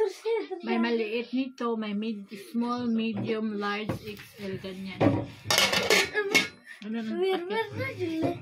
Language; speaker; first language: Filipino; non-native, local second language; Cebuano